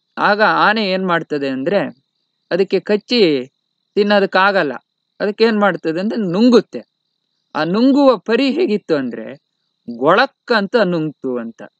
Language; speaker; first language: Kannada; native; Kannada